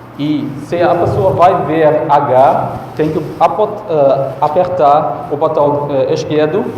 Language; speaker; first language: Portuguese; non-native, fluent; German